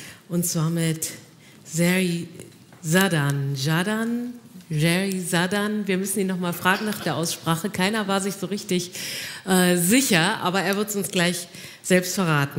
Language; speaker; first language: German; native; German